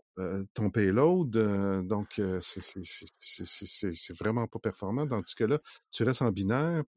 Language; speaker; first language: French; native; French